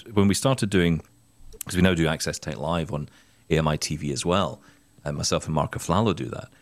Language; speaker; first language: English; native; English